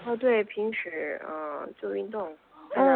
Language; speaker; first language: Chinese; non-native, learner; Korean